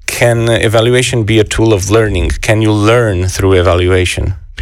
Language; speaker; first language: English; non-native, fluent; Romanian